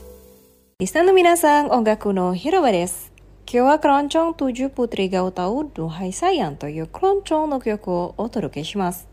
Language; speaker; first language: Japanese; non-native, fluent; Indonesian